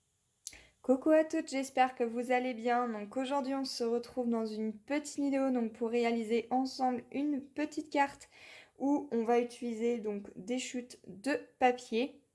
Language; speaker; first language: French; native; French